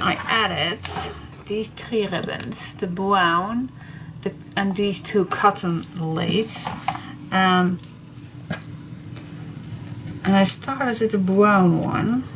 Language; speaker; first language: English; non-native, fluent; Dutch